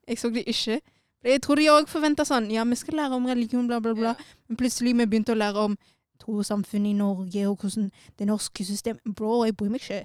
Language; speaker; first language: Norwegian; early bilingual, other home language; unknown